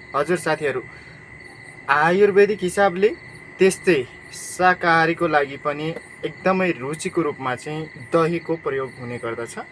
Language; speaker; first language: Nepali; non-native, local second language; Rana Tharu